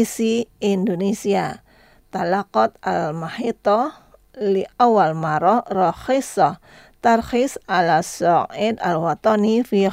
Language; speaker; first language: Arabic; non-native, fluent; Indonesian